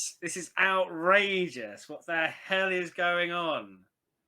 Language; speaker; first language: English; native; English